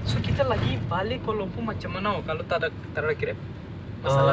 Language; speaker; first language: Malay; non-native, learner; Bangla